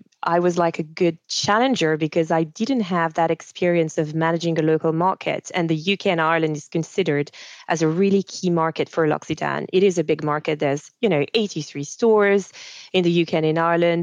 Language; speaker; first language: English; non-native, fluent; French